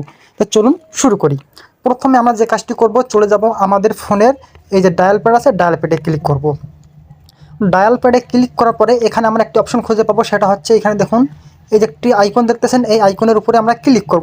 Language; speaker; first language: Bangla; native; Bangla